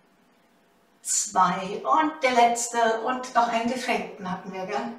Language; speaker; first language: German; native; German